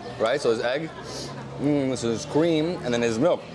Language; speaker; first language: English; early bilingual, other home language; Spanish